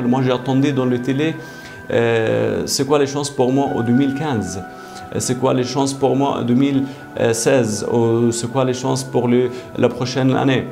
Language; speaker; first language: French; non-native, learner; Arabic